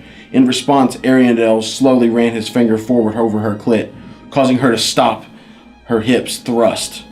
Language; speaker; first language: English; native; English